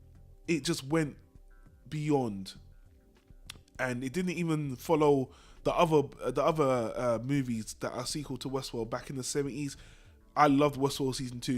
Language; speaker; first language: English; native; English